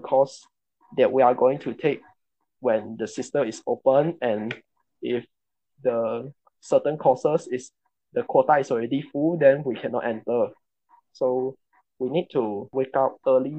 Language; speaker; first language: English; non-native, local second language; Chinese